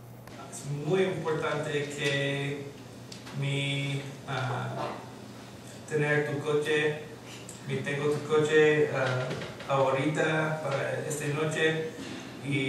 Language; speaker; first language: Spanish; non-native, learner; English